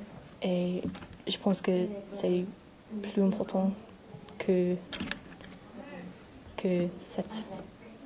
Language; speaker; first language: French; non-native, learner; English